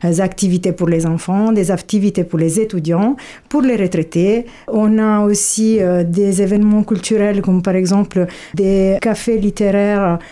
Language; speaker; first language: French; non-native, fluent; Italian